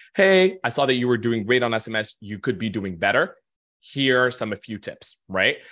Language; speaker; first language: English; non-native, fluent; Arabic